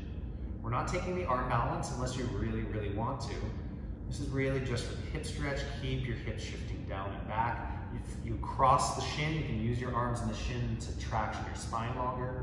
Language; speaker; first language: English; native; English